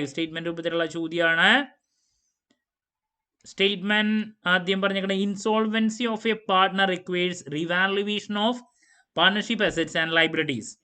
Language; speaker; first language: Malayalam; native; Malayalam